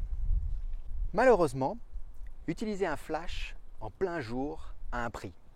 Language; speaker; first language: French; native; French